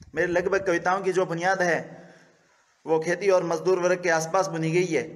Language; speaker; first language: Hindi; native; Hindi